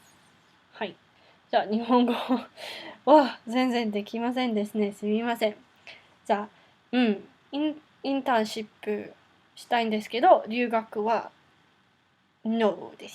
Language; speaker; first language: Japanese; non-native, learner; Afrikaans